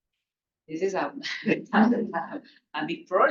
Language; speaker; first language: English; non-native, local second language; Spanish